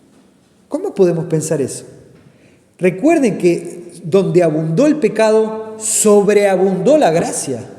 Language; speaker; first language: Spanish; native; Spanish